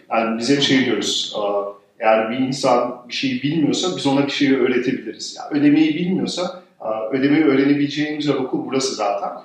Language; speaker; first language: Turkish; early bilingual, heritage; Turkish